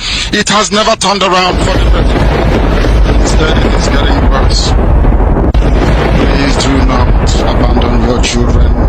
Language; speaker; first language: English; non-native, local second language; Igbo